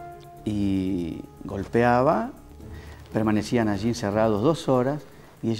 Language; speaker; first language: Spanish; native; Spanish